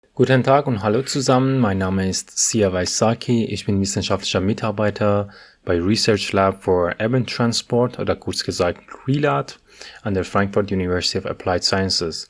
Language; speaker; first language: German; non-native, fluent; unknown